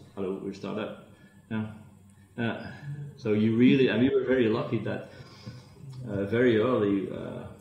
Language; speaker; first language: English; non-native, fluent; Dutch